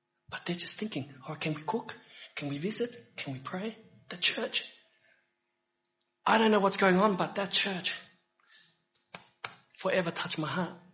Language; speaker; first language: English; early bilingual, other home language; Vietnamese